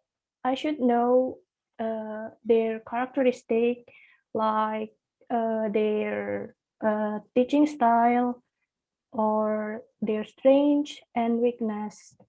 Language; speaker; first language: English; non-native, learner; Indonesian